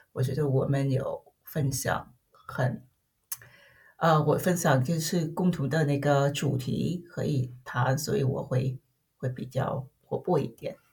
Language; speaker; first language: Chinese; non-native, fluent; Vietnamese